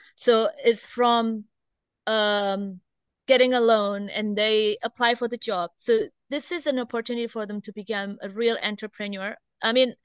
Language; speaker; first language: English; non-native, fluent; Indonesian